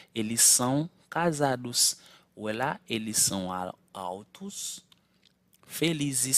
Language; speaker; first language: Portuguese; non-native, fluent; Haitian Creole